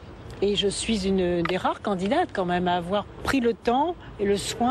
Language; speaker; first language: French; native; French